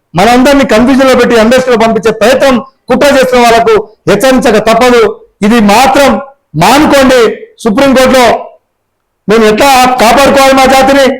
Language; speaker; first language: Telugu; non-native, local second language; Lambadi